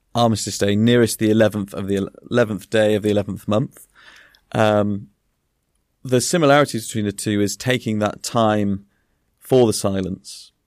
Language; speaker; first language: English; native; English